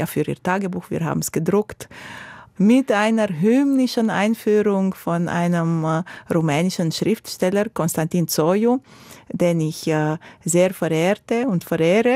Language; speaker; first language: German; non-native, local second language; Romanian